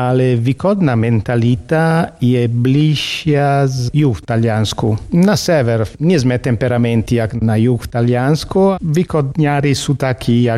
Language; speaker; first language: Slovak; non-native, learner; Italian